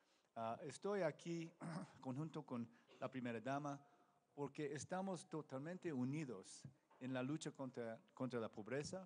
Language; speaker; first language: Spanish; non-native, learner; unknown